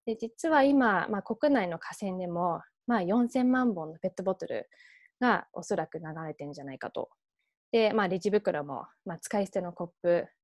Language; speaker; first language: Japanese; early bilingual, heritage; Japanese